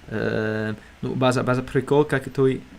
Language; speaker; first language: Russian; non-native, learner; English